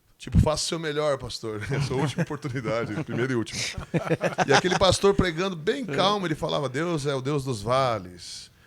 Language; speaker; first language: Portuguese; native; Portuguese